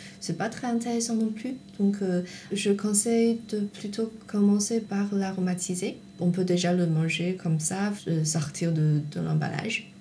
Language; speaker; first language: French; non-native, fluent; Chinese